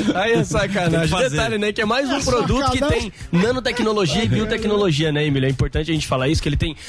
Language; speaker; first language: Portuguese; native; Portuguese